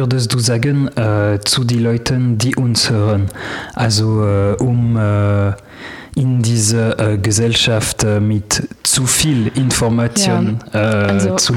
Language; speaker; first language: German; non-native, learner; French